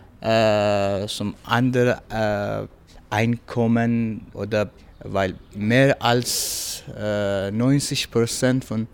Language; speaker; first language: German; non-native, learner; Persian